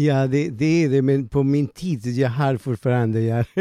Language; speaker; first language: Swedish; non-native, learner; Spanish